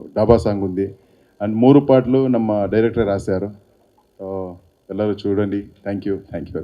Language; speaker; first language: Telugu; non-native, learner; Kannada